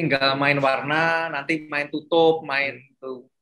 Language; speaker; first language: Indonesian; native; Indonesian